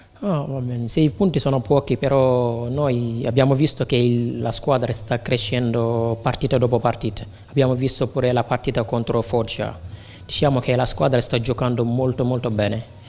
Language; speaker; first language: Italian; non-native, fluent; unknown